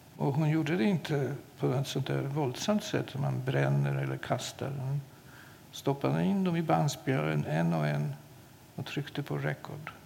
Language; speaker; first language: Swedish; non-native, fluent; Polish